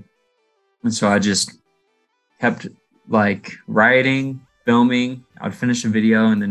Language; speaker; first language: English; native; English